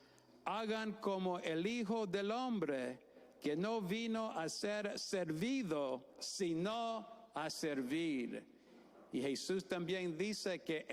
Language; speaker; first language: Spanish; non-native, fluent; English